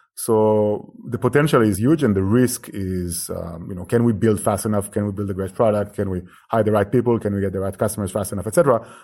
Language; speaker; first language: English; non-native, fluent; Hebrew